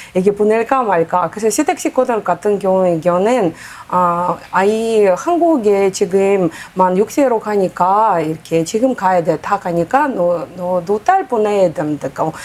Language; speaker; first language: Korean; non-native, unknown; Uzbek